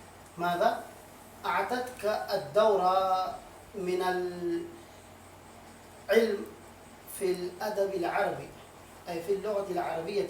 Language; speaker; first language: Arabic; non-native, fluent; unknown